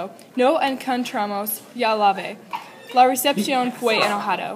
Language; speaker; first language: Spanish; non-native, learner; English